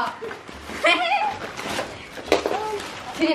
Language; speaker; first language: German; early bilingual, other home language; Filipino